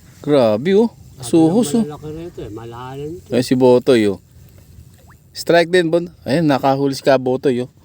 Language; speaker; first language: Filipino; native; Filipino